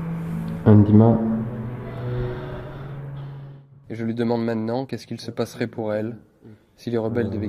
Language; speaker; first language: French; native; French